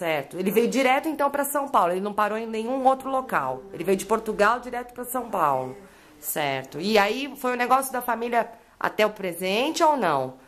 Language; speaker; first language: Portuguese; native; Portuguese